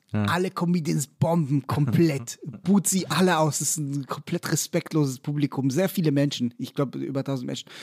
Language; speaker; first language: German; non-native, fluent; Hebrew